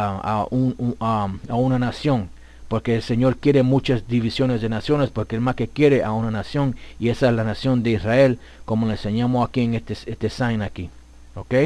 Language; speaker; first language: Spanish; early bilingual, heritage; Spanish